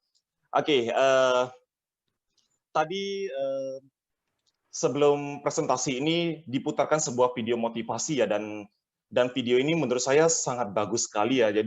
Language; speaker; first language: Indonesian; native; Indonesian